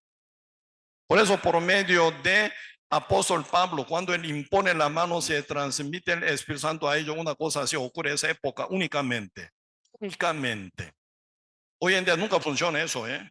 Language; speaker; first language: Spanish; non-native, learner; Korean